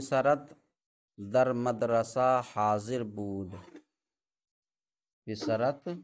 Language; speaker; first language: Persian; non-native, fluent; Urdu